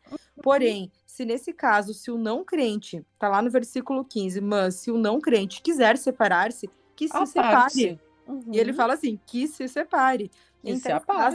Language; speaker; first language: Portuguese; native; Portuguese